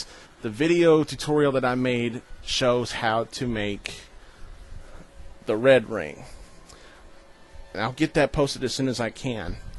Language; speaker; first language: English; native; English